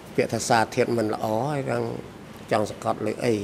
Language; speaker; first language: Khmer; native; Khmer